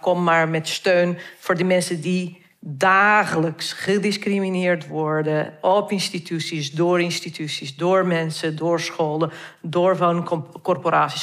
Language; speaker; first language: Dutch; non-native, fluent; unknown